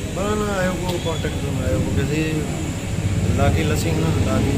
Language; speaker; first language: Filipino; non-native, learner; Punjabi